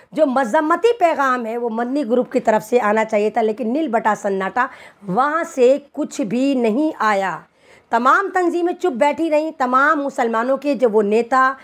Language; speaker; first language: Hindi; native; Hindi